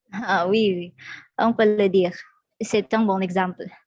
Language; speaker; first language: French; non-native, fluent; Indonesian